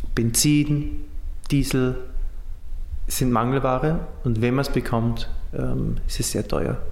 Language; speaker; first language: German; native; German